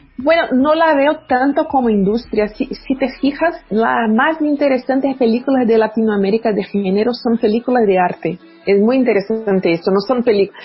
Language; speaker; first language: Spanish; non-native, fluent; Portuguese